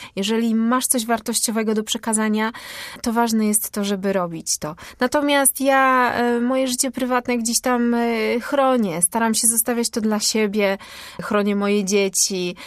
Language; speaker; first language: Polish; native; Polish